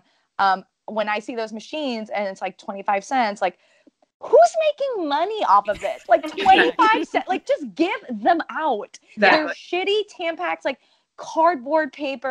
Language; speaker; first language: English; non-native, fluent; French